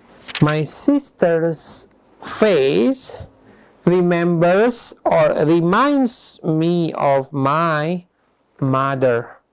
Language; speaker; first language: English; non-native, fluent; Indonesian